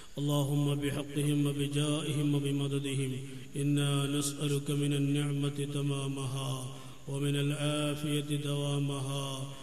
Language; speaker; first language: Arabic; non-native, fluent; Malayalam